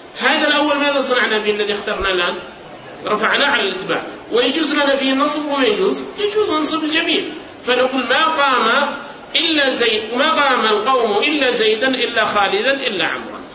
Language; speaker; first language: Arabic; native; Arabic